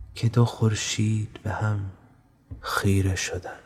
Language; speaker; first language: Persian; native; Persian